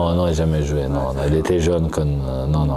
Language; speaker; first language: French; non-native, fluent; Portuguese